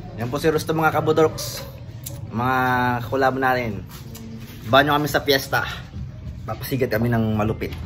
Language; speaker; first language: Filipino; non-native, local second language; Bikol